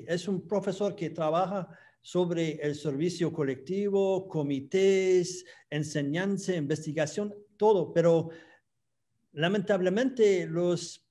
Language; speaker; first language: Spanish; non-native, fluent; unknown